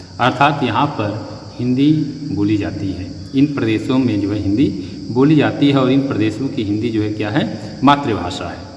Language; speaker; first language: Hindi; native; Hindi